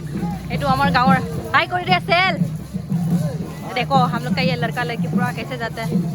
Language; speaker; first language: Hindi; non-native, local second language; Mising